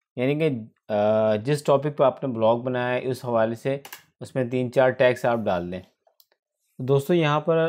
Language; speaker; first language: Urdu; native; Urdu